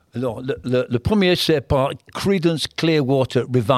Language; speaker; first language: French; non-native, fluent; English